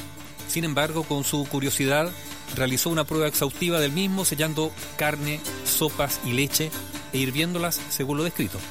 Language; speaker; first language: Spanish; native; Spanish